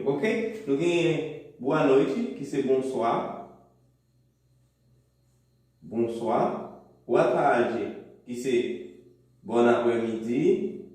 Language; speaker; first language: French; non-native, local second language; Haitian Creole